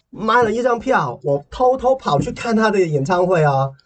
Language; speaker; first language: Chinese; non-native, fluent; Cantonese